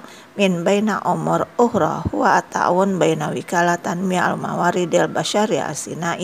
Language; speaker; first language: Arabic; non-native, fluent; Indonesian